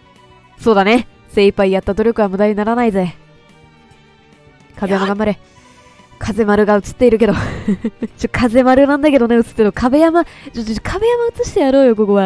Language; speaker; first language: Japanese; native; Japanese